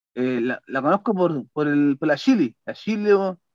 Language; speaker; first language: Spanish; native; Spanish